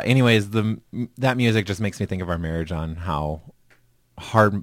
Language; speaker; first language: English; native; English